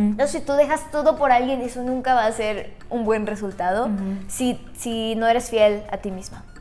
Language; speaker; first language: Spanish; native; Spanish